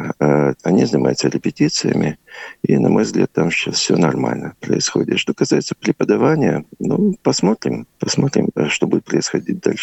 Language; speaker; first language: Russian; native; Russian